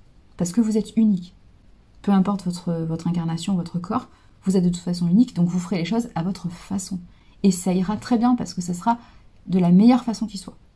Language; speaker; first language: French; native; French